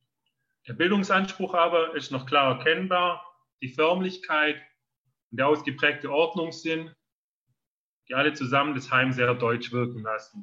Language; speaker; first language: German; native; German